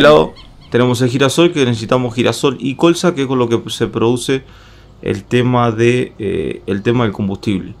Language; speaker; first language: Spanish; native; Spanish